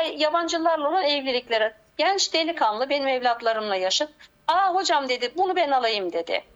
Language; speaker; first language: Turkish; native; Turkish